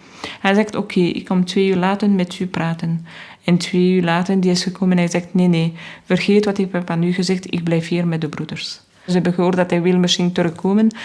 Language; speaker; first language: Dutch; non-native, fluent; French